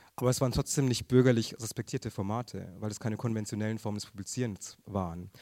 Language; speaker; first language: German; early bilingual, other home language; Tamil